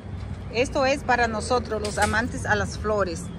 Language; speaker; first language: Spanish; native; Spanish